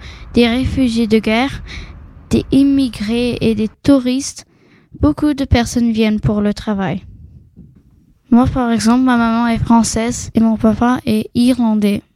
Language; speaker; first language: French; early bilingual, heritage; French